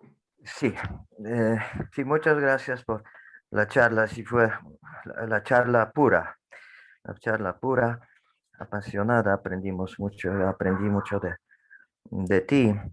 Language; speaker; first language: Spanish; non-native, fluent; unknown